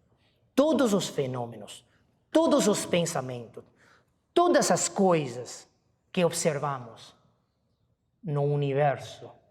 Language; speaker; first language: Portuguese; non-native, fluent; Chinese